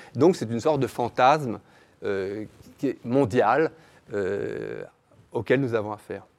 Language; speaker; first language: French; native; French